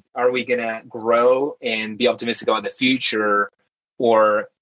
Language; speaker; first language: English; early bilingual, other home language; Spanish